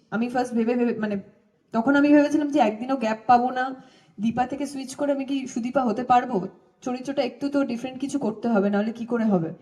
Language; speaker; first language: Bangla; native; Bangla